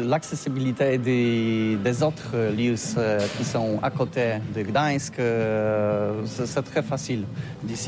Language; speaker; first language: French; non-native, learner; Polish